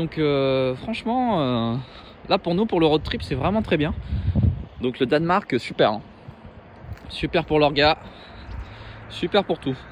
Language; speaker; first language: French; native; French